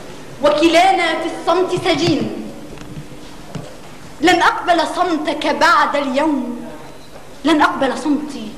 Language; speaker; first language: Arabic; native; Arabic